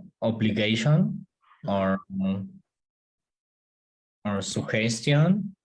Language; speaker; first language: English; non-native, learner; Spanish